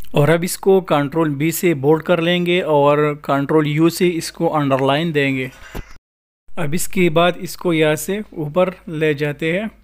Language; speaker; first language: Urdu; non-native, local second language; Pashto